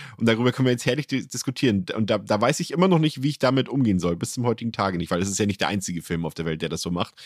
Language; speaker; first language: German; native; German